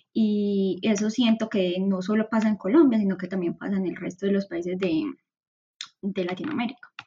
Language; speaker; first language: Spanish; native; Spanish